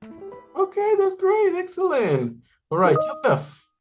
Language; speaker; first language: English; non-native, fluent; Spanish